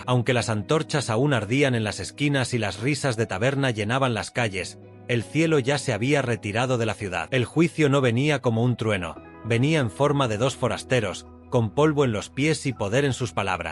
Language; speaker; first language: Spanish; native; Spanish